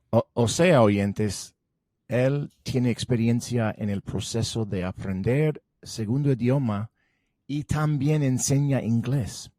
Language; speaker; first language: Spanish; non-native, fluent; English